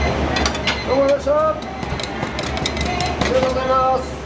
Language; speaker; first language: Japanese; native; Japanese